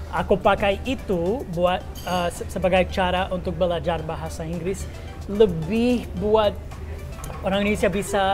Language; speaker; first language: Indonesian; non-native, fluent; English